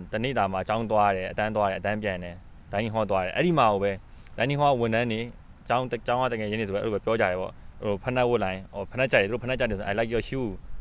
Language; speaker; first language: Burmese; native; Burmese